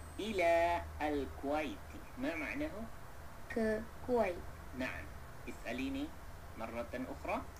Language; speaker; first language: Arabic; non-native, fluent; Malay